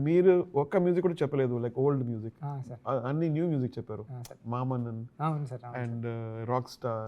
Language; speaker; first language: Telugu; non-native, learner; Tamil